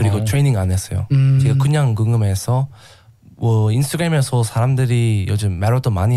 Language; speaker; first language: Korean; non-native, learner; English